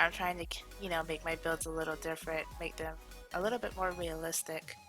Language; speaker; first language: English; native; English